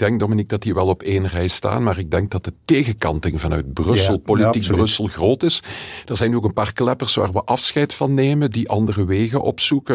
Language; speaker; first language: Dutch; native; Dutch